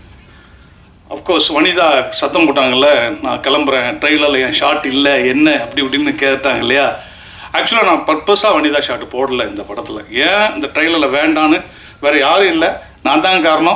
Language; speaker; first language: Tamil; native; Tamil